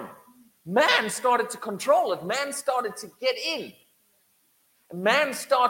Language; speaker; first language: English; native; English